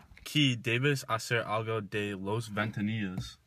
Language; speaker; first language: Spanish; non-native, learner; English